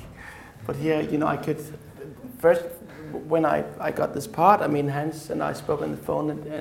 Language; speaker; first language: English; non-native, fluent; Danish